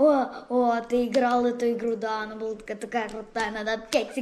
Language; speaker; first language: Russian; early bilingual, heritage; Russian